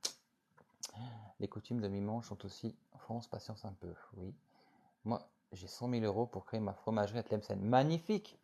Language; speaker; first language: French; native; French